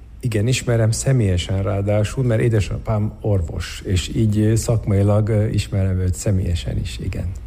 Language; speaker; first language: Hungarian; non-native, fluent; Turkish